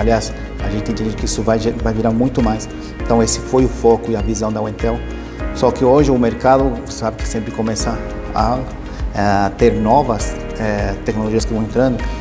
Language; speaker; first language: Portuguese; early bilingual, other home language; Spanish